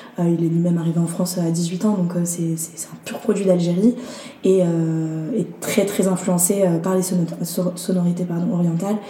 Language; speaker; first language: French; early bilingual, other home language; Arabic